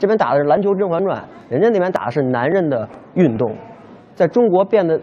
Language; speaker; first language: Chinese; native; Chinese